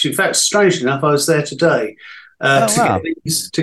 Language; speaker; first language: English; native; English